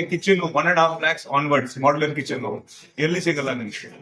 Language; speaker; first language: Kannada; non-native, local second language; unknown